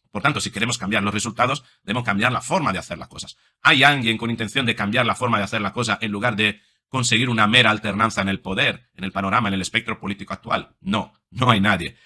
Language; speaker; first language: Spanish; non-native, fluent; Italian